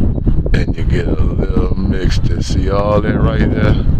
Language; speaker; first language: English; native; English